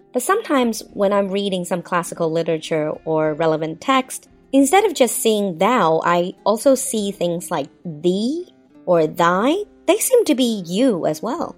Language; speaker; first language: English; non-native, fluent; Chinese